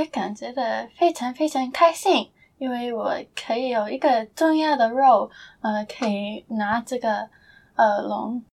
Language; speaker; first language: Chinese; early bilingual, heritage; Chinese